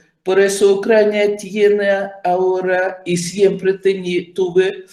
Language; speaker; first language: Spanish; non-native, fluent; Ukrainian